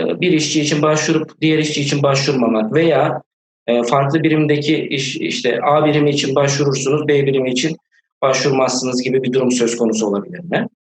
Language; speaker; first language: Turkish; native; Turkish